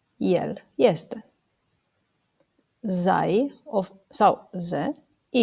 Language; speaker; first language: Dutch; non-native, fluent; Romanian